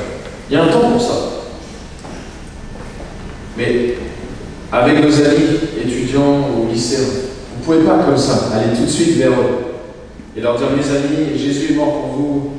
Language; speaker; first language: French; native; French